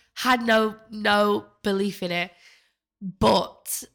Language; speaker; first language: English; native; English